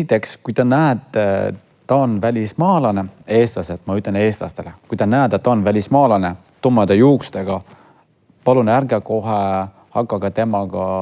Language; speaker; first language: Estonian; non-native, fluent; Kurdish